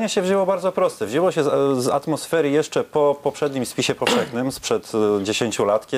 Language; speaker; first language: Polish; native; Polish